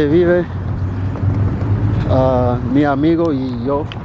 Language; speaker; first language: Spanish; non-native, learner; Haitian Creole